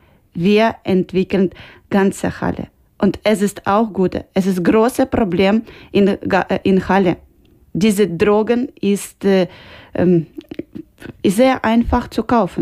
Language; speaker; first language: German; non-native, learner; Ukrainian